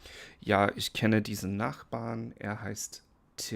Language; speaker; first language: German; non-native, fluent; English